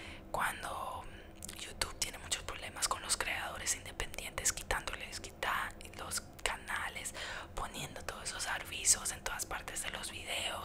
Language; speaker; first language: Spanish; early bilingual, heritage; Spanish